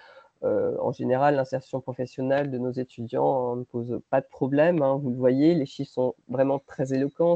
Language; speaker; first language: French; native; French